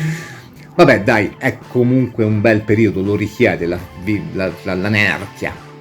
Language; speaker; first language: Italian; native; Italian